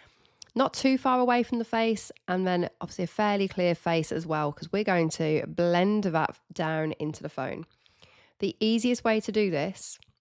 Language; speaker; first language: English; native; English